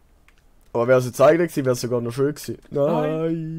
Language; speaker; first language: German; native; German